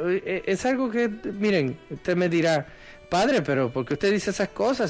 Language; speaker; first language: Spanish; native; Spanish